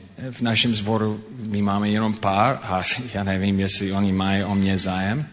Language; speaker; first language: Czech; non-native, fluent; English